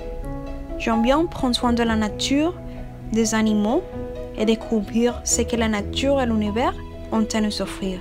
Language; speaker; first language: French; non-native, fluent; Spanish